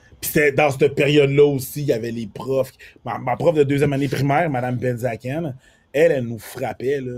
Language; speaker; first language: French; early bilingual, other home language; Haitian Creole